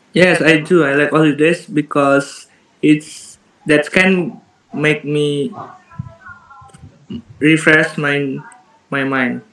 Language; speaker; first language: English; non-native, learner; Indonesian